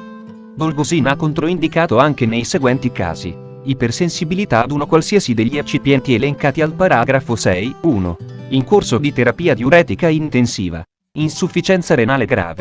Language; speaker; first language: Italian; native; Italian